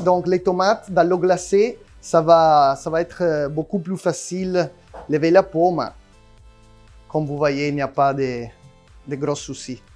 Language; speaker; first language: French; non-native, learner; Italian